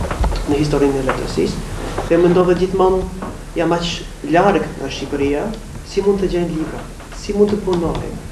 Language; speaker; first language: Albanian; non-native, fluent; English